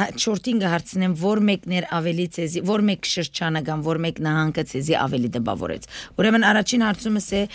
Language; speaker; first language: Armenian; early bilingual, heritage; Armenian